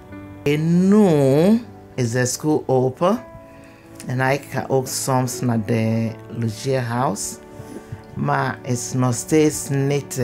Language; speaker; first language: Dutch; non-native, learner; English